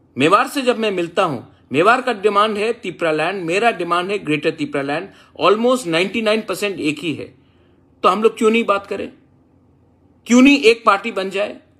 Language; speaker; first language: Hindi; non-native, local second language; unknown